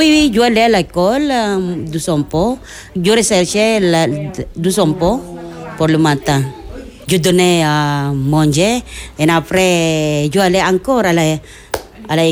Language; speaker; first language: French; non-native, learner; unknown